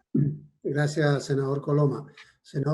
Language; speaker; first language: Spanish; native; Spanish